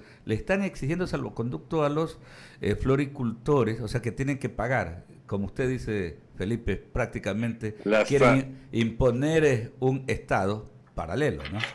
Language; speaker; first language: Spanish; native; Spanish